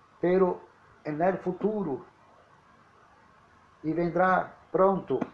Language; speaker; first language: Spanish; non-native, learner; Portuguese